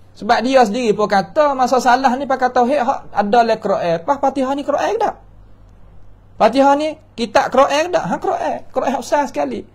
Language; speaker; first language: Malay; native; Malay